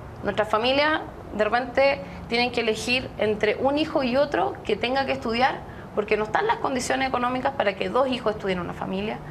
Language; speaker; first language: Spanish; native; Spanish